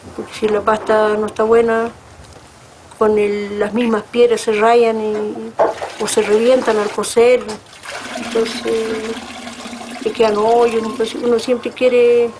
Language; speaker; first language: Spanish; native; Spanish